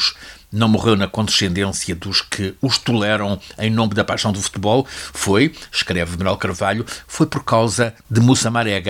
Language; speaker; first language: Portuguese; native; Portuguese